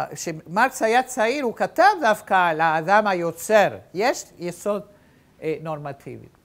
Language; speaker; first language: Hebrew; native; Hebrew